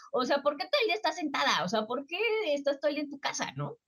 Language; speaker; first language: Spanish; native; Spanish